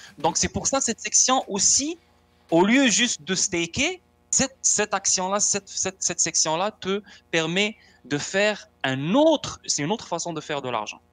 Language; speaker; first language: French; non-native, local second language; Arabic